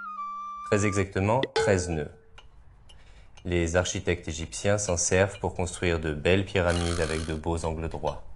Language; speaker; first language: French; native; French